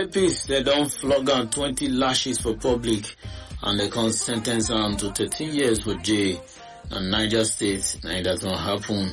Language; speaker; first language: Nigerian Pidgin; non-native, local second language; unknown